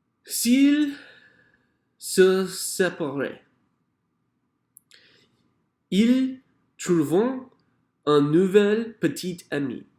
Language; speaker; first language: French; non-native, learner; English